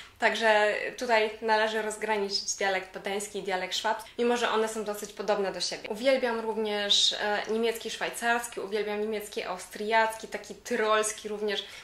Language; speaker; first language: Polish; native; Polish